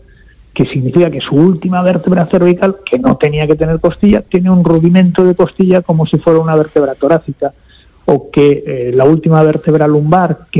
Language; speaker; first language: Spanish; native; Spanish